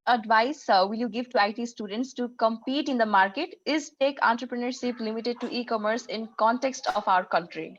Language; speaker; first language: English; non-native, local second language; Nepali